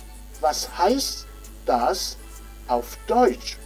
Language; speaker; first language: German; non-native, fluent; Rundi